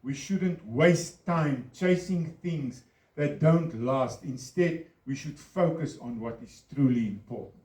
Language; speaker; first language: English; non-native, local second language; Afrikaans